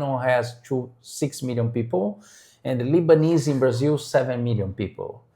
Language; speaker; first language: English; non-native, fluent; Portuguese